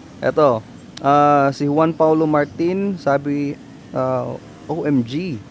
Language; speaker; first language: Filipino; non-native, local second language; Cebuano